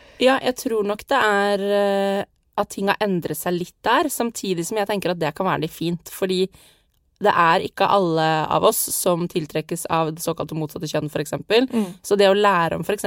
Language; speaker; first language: Norwegian; native; Norwegian